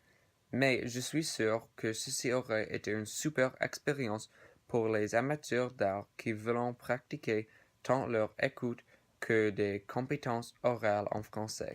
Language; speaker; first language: French; non-native, learner; English